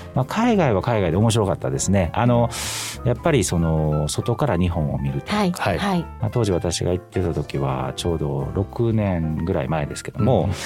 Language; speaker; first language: Japanese; native; Japanese